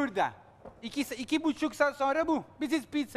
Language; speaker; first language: Turkish; non-native, learner; Italian